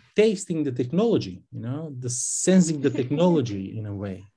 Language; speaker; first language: English; non-native, fluent; Macedonian